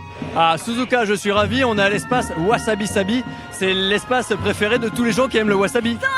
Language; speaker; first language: French; native; French